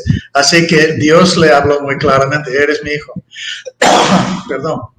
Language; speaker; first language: Spanish; non-native, fluent; English